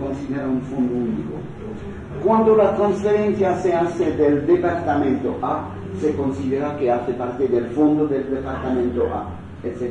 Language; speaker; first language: Spanish; non-native, fluent; French